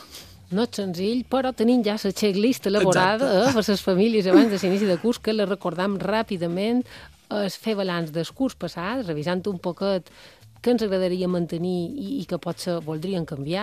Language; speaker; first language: Catalan; native; Catalan